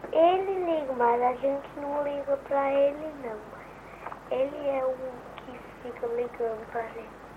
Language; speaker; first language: Portuguese; early bilingual, heritage; Portuguese